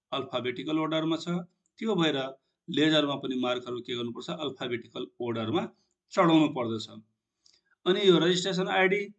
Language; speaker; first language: Nepali; non-native, local second language; Maithili